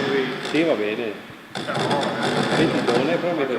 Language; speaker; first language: Italian; native; Italian